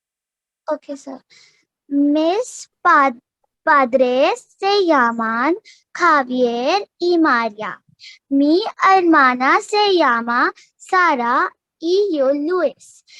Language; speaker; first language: Spanish; non-native, learner; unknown